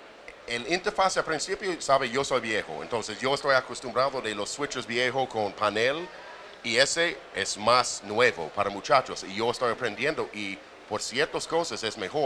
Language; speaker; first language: Spanish; non-native, fluent; English